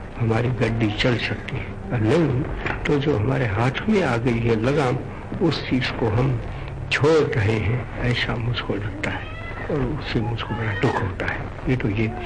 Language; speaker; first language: Hindi; non-native, local second language; Gujarati